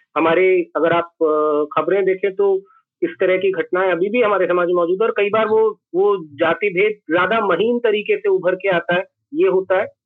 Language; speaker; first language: Hindi; native; Hindi